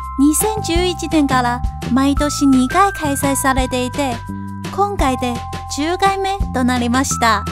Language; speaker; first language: Japanese; non-native, fluent; Chinese